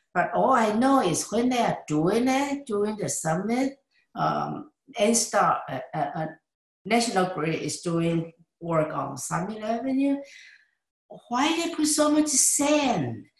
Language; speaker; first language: English; non-native, learner; Chinese